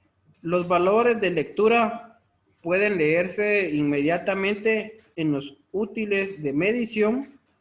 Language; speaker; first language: Spanish; native; Spanish